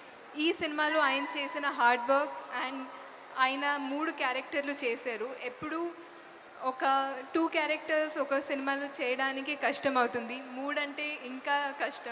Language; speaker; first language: Telugu; non-native, fluent; Tulu